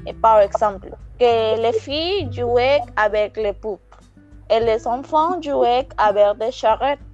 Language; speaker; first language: French; non-native, learner; Spanish